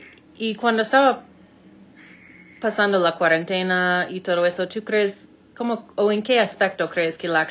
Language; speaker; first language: Spanish; non-native, fluent; English